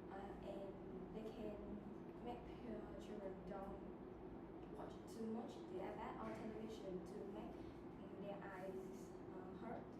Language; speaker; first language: English; non-native, learner; Vietnamese